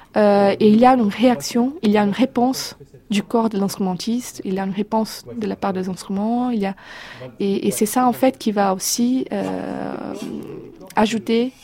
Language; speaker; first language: French; non-native, fluent; Portuguese